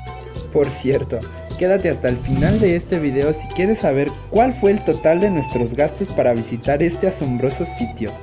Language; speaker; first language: Spanish; native; Spanish